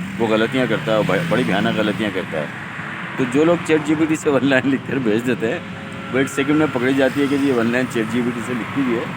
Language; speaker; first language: Urdu; non-native, local second language; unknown